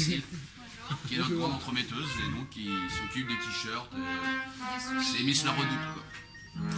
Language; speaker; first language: French; native; French